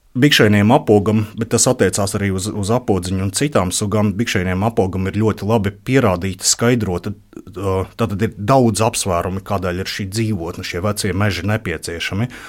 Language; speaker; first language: Latvian; native; Latvian